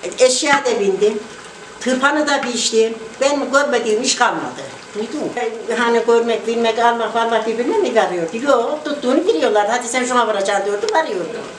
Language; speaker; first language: Turkish; native; Turkish